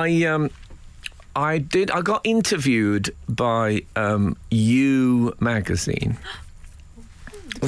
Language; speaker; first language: English; native; English